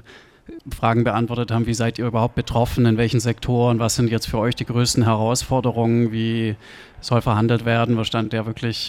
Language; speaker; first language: German; native; German